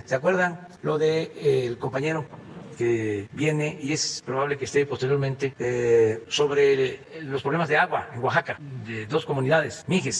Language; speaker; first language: Spanish; native; Spanish